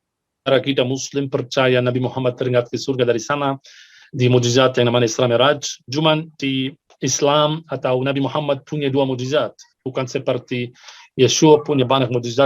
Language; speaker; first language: Indonesian; non-native, fluent; Arabic